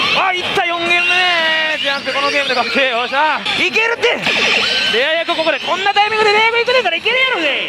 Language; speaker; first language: Japanese; native; Japanese